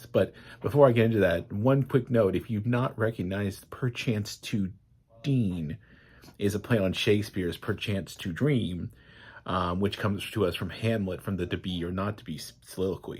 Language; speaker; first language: English; native; English